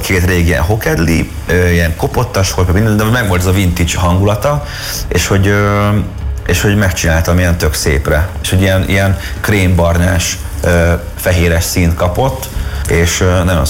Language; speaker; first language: Hungarian; native; Hungarian